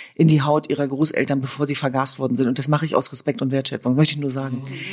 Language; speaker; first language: German; native; German